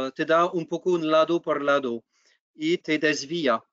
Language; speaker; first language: Spanish; non-native, fluent; French